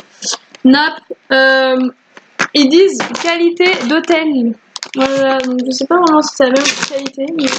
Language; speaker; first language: French; native; French